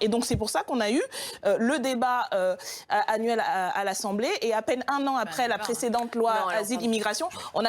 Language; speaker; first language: French; native; French